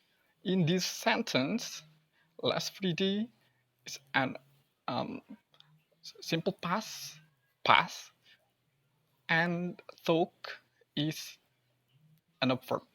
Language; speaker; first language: English; non-native, learner; Indonesian